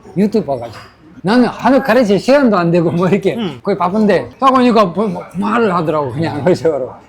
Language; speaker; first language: Korean; non-native, fluent; Russian